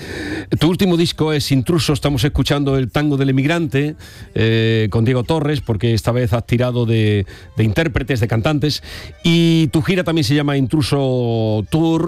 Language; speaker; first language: Spanish; native; Spanish